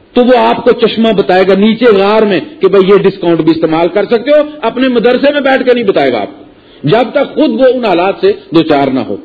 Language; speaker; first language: Urdu; non-native, local second language; Punjabi